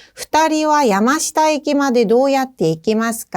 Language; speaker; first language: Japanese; non-native, fluent; Korean